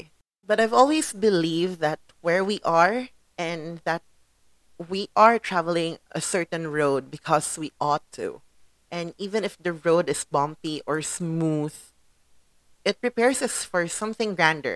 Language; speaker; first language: English; non-native, local second language; Cebuano